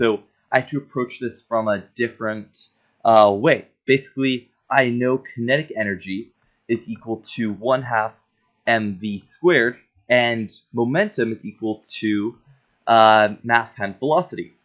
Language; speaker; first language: English; native; English